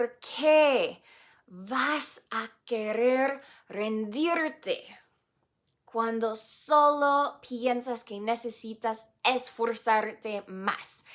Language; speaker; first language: Spanish; non-native, fluent; English